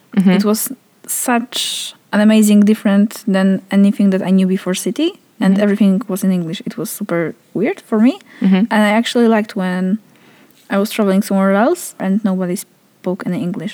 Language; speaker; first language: English; non-native, fluent; Polish